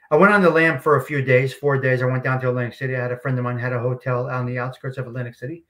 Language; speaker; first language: English; native; English